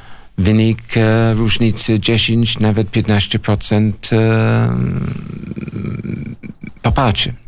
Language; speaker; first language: Polish; non-native, learner; English